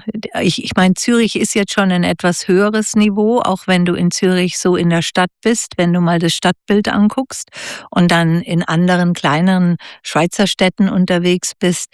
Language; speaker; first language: German; native; German